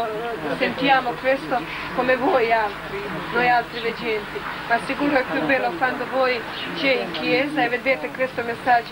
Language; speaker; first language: Italian; non-native, learner; Croatian